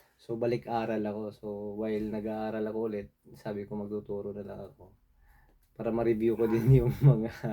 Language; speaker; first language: Filipino; non-native, local second language; Cebuano